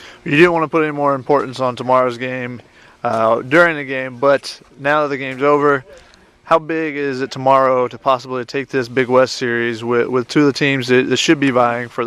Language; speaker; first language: English; native; English